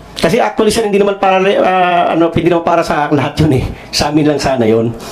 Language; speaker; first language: Filipino; non-native, local second language; Cebuano